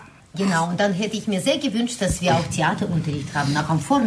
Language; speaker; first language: German; non-native, fluent; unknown